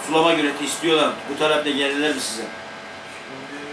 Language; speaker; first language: Turkish; native; Turkish